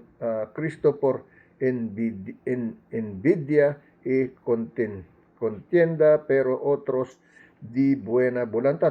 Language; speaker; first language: Spanish; non-native, learner; Filipino